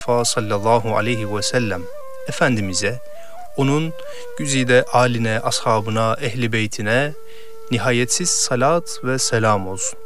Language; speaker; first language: Turkish; native; Turkish